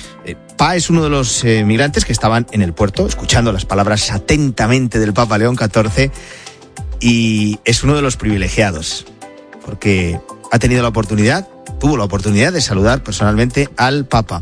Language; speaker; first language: Spanish; native; Spanish